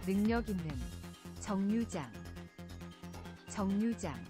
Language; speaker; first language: Korean; non-native, learner; English